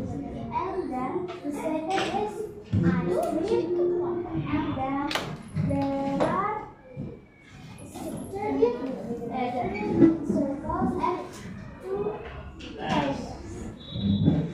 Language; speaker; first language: English; non-native, learner; Indonesian